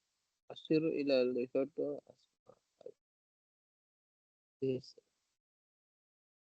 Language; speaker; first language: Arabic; non-native, learner; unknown